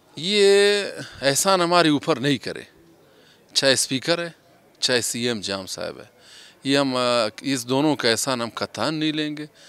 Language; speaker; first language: Urdu; non-native, local second language; Baluchi